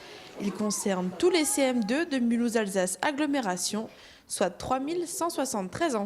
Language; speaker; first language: French; native; French